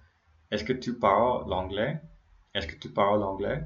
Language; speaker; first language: French; non-native, fluent; English